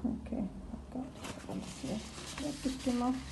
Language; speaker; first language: German; non-native, learner; Urdu